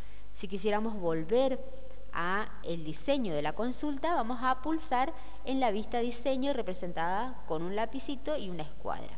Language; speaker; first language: Spanish; native; Spanish